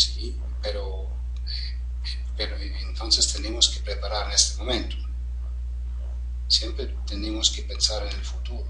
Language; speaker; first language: Spanish; non-native, fluent; German